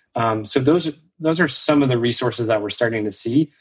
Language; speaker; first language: English; native; English